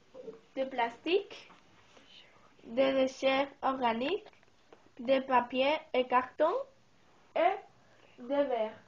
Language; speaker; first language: French; non-native, learner; Spanish